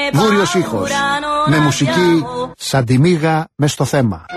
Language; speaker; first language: Greek; native; Greek